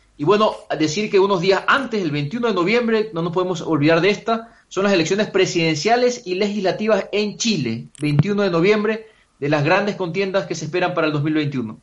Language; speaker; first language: Spanish; native; Spanish